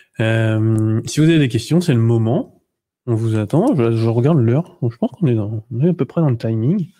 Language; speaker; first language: French; native; French